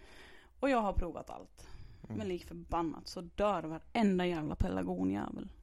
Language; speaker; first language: Swedish; native; Swedish